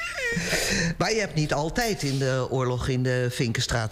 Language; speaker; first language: Dutch; native; Dutch